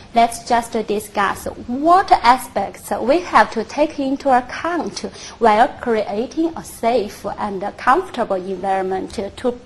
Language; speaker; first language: English; non-native, fluent; Chinese